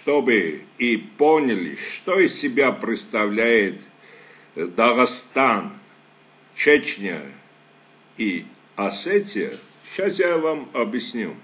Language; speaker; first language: Russian; non-native, fluent; Armenian